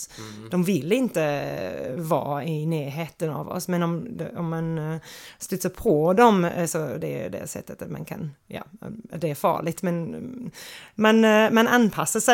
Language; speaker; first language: Swedish; non-native, fluent; English